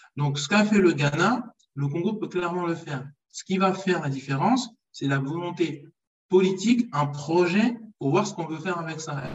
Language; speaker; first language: French; early bilingual, other home language; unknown